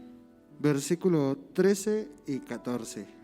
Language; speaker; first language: Spanish; native; Spanish